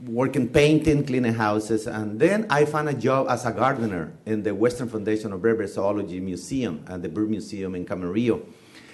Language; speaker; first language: English; non-native, fluent; Spanish